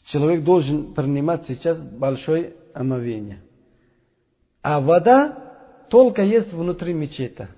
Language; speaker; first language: Russian; non-native, local second language; Uzbek